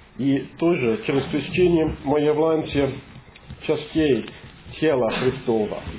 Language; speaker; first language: Russian; non-native, fluent; English